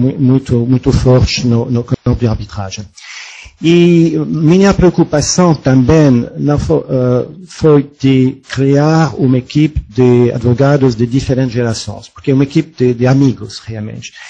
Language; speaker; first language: Portuguese; non-native, fluent; French